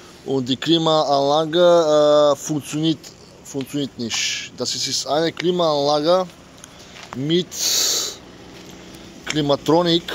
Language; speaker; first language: German; non-native, fluent; Bulgarian